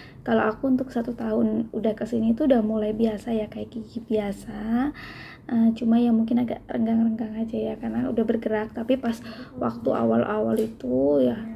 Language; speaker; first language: Indonesian; native; Indonesian